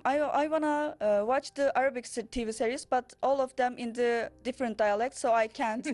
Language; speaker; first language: English; non-native, learner; Turkish